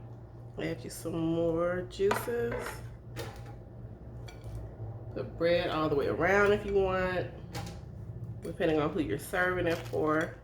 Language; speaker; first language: English; native; English